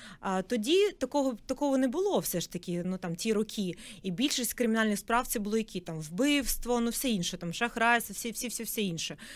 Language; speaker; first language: Ukrainian; non-native, local second language; Russian